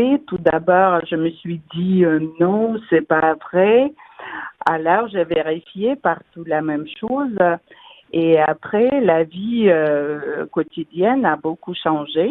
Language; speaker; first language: French; non-native, fluent; Russian